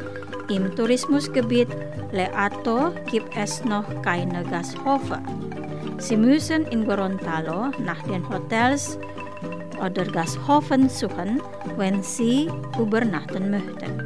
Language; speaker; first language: German; non-native, fluent; Indonesian